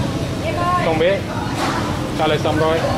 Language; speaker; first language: Vietnamese; non-native, learner; English